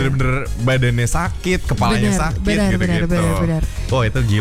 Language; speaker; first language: Indonesian; native; Indonesian